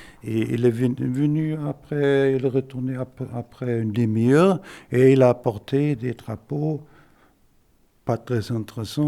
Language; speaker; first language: French; non-native, fluent; German